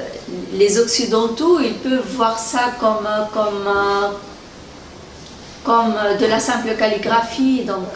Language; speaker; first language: French; non-native, local second language; Arabic